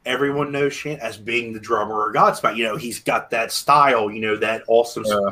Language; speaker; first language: English; native; English